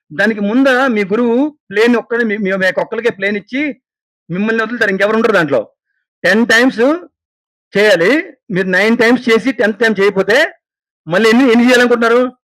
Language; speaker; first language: Telugu; native; Telugu